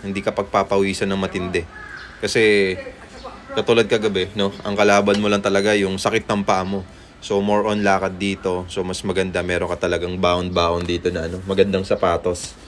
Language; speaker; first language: Filipino; native; Filipino